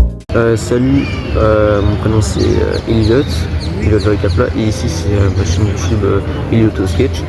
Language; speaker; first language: French; early bilingual, other home language; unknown